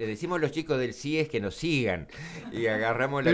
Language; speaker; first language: Spanish; native; Spanish